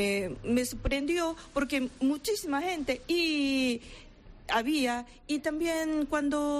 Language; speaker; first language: Spanish; non-native, learner; Korean